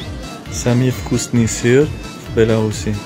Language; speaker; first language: Russian; non-native, learner; French